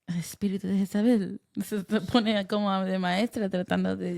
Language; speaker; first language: Spanish; early bilingual, heritage; Spanish